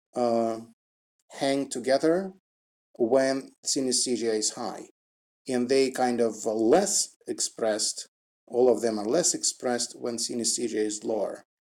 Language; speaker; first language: English; non-native, fluent; Russian